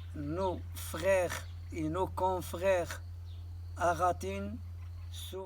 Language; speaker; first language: French; non-native, local second language; Arabic